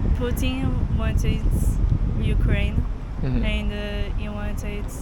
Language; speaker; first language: English; non-native, fluent; Korean